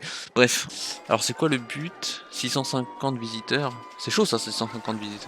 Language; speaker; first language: French; native; French